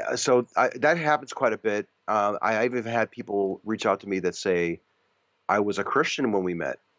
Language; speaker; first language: English; native; English